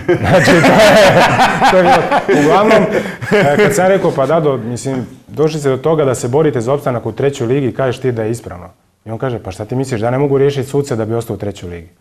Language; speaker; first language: Croatian; native; Croatian